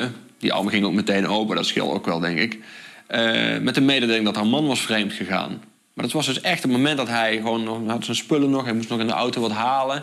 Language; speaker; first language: Dutch; native; Dutch